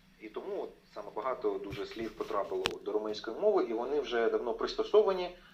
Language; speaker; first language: Ukrainian; non-native, local second language; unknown